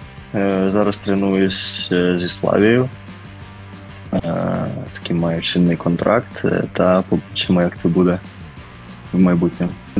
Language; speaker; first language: Ukrainian; early bilingual, heritage; Ukrainian